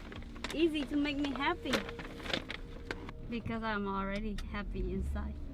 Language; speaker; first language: English; non-native, learner; Thai